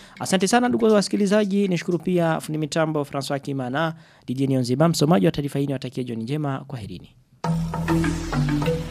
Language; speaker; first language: Swahili; non-native, local second language; Rundi